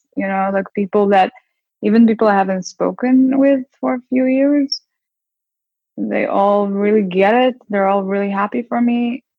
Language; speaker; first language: English; non-native, fluent; Hebrew